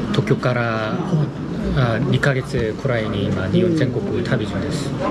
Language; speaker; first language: Japanese; non-native, learner; Korean